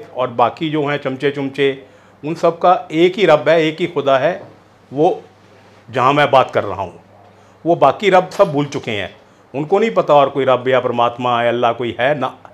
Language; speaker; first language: Hindi; non-native, local second language; Punjabi